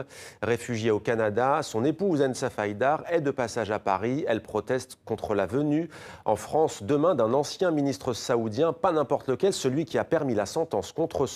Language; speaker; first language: French; native; French